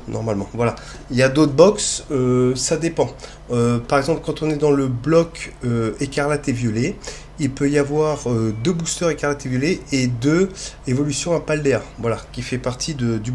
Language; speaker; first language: French; native; French